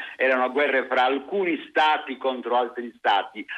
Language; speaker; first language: Italian; native; Italian